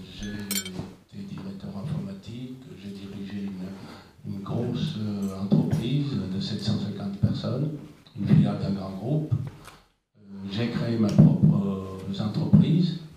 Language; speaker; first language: French; non-native, fluent; Italian